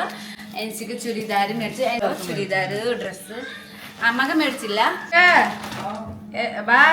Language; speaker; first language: Malayalam; non-native, learner; Nepali